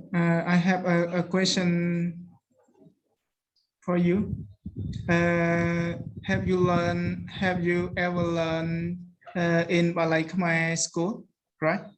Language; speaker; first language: English; non-native, learner; Khmer